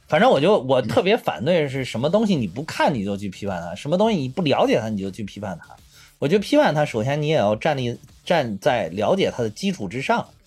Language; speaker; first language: Chinese; native; Chinese